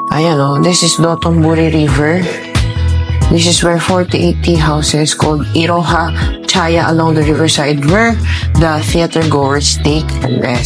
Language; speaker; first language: English; non-native, local second language; Filipino